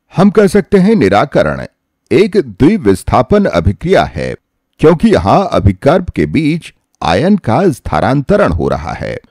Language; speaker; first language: Hindi; native; Hindi